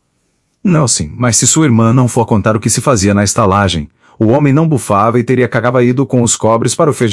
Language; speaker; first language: Portuguese; native; Portuguese